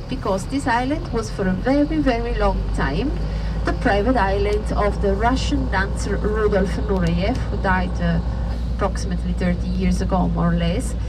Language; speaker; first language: English; non-native, fluent; Italian